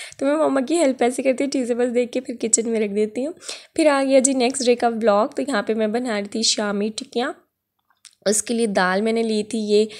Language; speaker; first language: Urdu; non-native, local second language; Punjabi